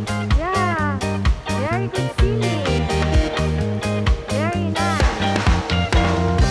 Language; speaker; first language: English; non-native, local second language; Filipino